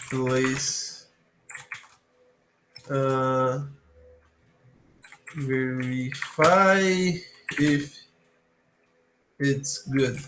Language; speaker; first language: English; non-native, learner; Portuguese